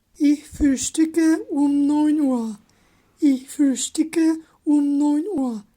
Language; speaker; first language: German; non-native, fluent; Turkish